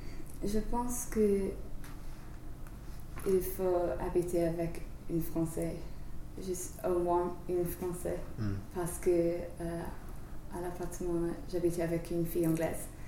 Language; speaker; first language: French; non-native, learner; English